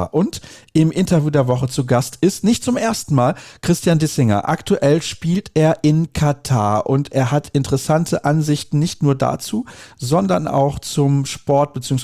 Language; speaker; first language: German; native; German